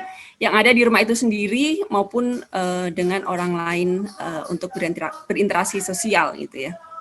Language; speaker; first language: Indonesian; native; Indonesian